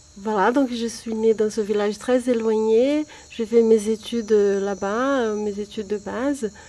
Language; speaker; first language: French; non-native, fluent; Portuguese